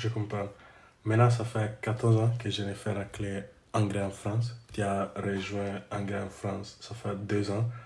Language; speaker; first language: French; non-native, learner; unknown